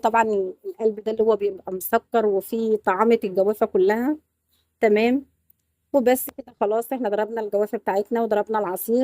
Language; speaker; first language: Arabic; native; Arabic